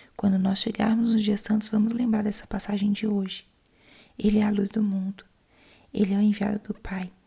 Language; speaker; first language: Portuguese; native; Portuguese